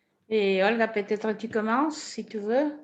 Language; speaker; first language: French; non-native, fluent; Spanish